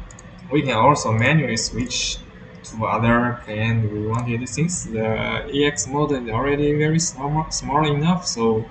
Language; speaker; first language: English; non-native, fluent; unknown